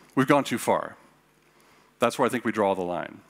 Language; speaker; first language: English; native; English